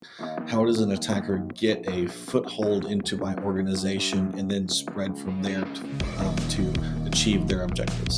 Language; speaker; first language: English; native; English